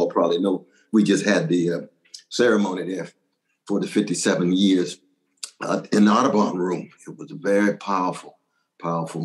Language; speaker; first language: English; native; English